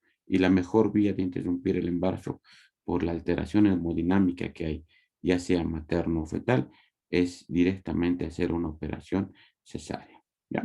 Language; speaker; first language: Spanish; native; Spanish